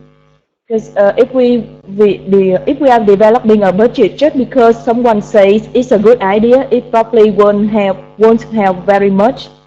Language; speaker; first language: English; non-native, learner; Vietnamese